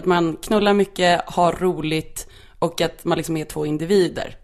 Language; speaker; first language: Swedish; native; Swedish